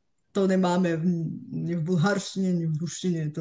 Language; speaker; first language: Czech; non-native, fluent; Bulgarian